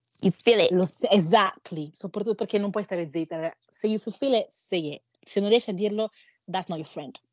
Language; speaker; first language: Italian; early bilingual, other home language; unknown